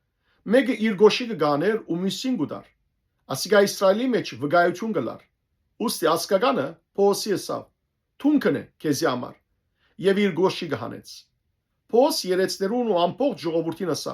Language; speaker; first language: Armenian; native; Armenian